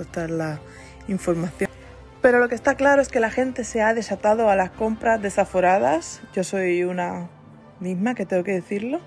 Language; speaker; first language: Spanish; native; Spanish